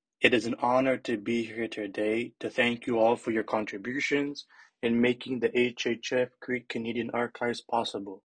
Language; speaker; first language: English; early bilingual, other home language; Greek